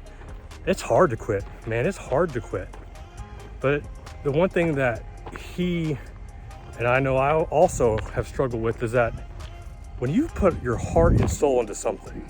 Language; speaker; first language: English; native; English